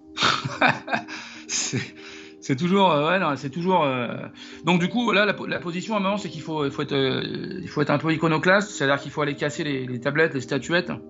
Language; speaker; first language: French; native; French